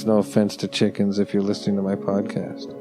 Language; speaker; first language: English; native; English